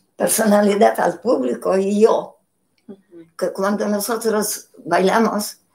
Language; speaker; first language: Spanish; non-native, learner; Polish